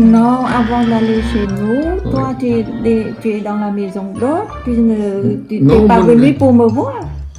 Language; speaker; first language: French; non-native, fluent; Khmer